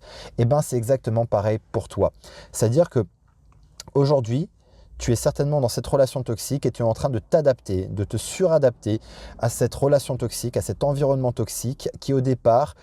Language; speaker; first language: French; native; French